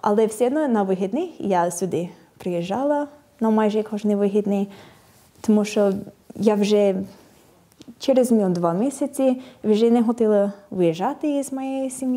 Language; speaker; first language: Ukrainian; non-native, fluent; English